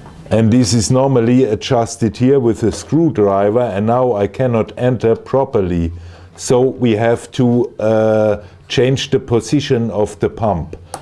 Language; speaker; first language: English; non-native, fluent; German